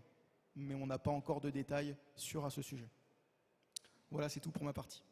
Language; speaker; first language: French; native; French